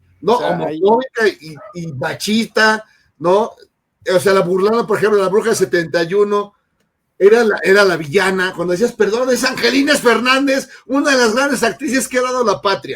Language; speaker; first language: Spanish; native; Spanish